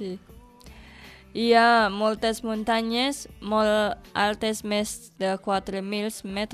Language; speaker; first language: Catalan; non-native, learner; Indonesian